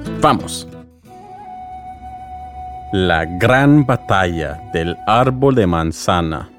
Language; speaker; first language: Spanish; non-native, fluent; English